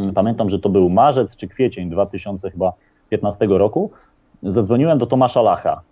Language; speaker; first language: Polish; native; Polish